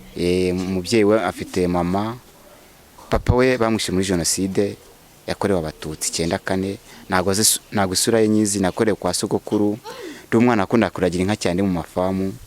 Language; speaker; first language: Kinyarwanda; native; Kinyarwanda